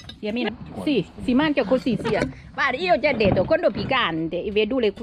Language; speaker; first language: Italian; non-native, learner; Thai